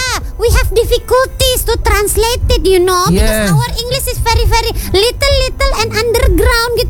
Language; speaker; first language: English; non-native, learner; Indonesian